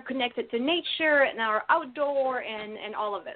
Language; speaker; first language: English; non-native, fluent; French